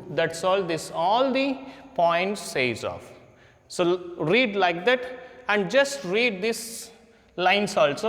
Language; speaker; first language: English; non-native, local second language; Hindi